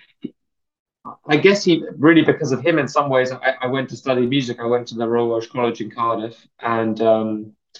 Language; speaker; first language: English; native; English